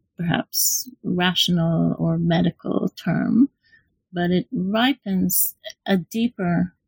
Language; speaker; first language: English; non-native, fluent; Hebrew